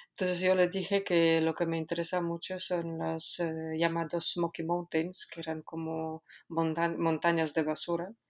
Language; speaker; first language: Spanish; non-native, fluent; Polish